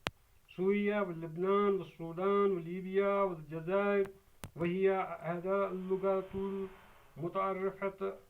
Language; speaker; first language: Arabic; non-native, fluent; Urdu